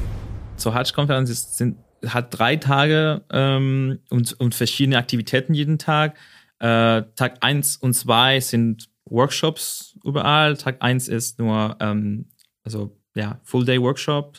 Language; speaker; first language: German; non-native, fluent; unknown